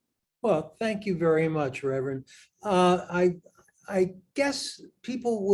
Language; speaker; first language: English; native; English